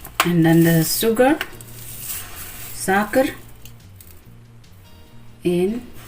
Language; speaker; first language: Dutch; non-native, learner; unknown